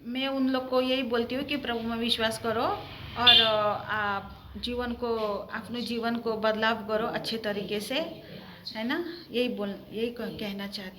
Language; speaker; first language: Hindi; early bilingual, heritage; Hindi